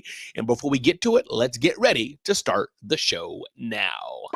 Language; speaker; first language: English; native; English